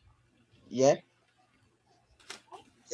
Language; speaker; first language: English; non-native, learner; French